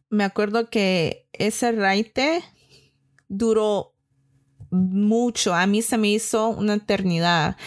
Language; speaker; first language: Spanish; early bilingual, heritage; Spanish